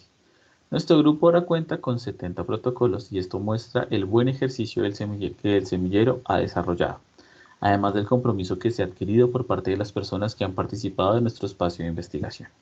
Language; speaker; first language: Spanish; native; Spanish